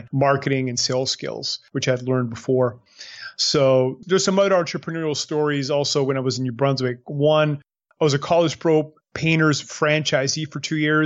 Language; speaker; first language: English; native; English